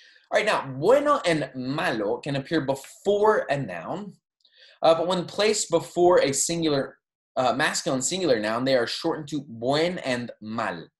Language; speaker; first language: English; native; English